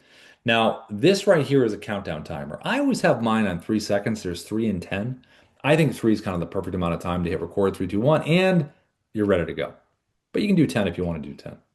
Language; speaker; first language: English; native; English